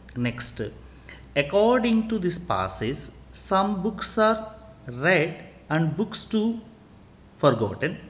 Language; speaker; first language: English; non-native, local second language; Telugu